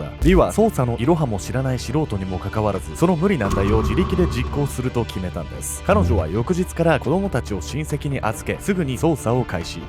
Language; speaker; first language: Japanese; native; Japanese